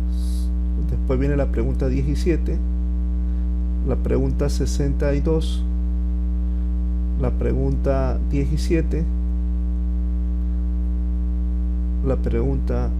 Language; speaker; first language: Spanish; native; Spanish